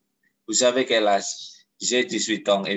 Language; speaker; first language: French; non-native, fluent; Indonesian